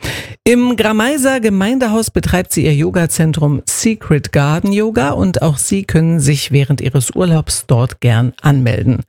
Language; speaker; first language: German; native; German